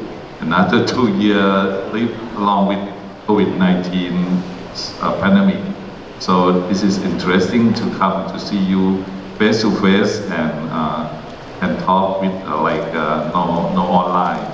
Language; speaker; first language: English; non-native, learner; Thai